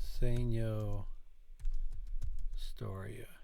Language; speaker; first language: Italian; non-native, learner; English